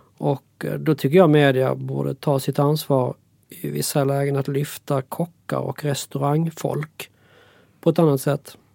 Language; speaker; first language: Swedish; native; Swedish